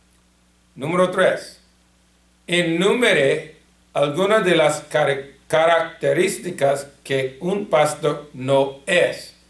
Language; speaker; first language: Spanish; non-native, fluent; English